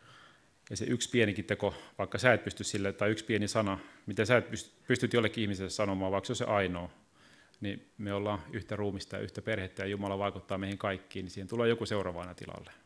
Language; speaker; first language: Finnish; native; Finnish